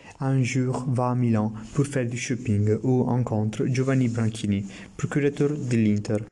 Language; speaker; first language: French; non-native, learner; Italian